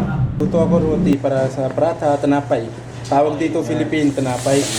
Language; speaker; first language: Filipino; non-native, learner; Punjabi